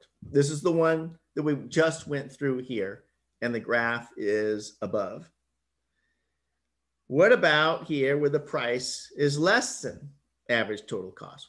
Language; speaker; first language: English; native; English